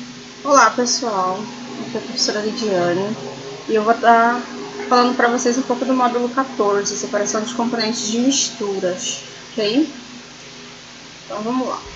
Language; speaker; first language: Portuguese; native; Portuguese